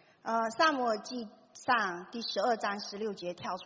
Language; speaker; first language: Chinese; native; Chinese